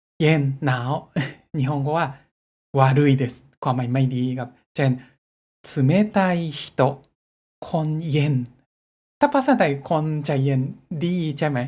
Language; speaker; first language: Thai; non-native, learner; Japanese